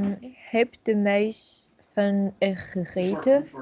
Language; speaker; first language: Dutch; non-native, learner; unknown